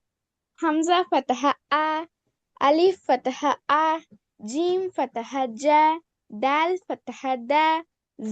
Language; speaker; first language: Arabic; non-native, learner; Tamil